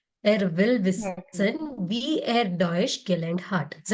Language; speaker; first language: German; non-native, fluent; Malayalam